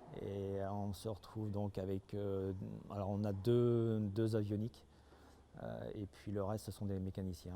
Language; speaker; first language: French; native; French